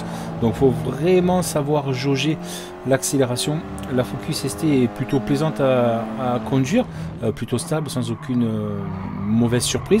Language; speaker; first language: French; native; French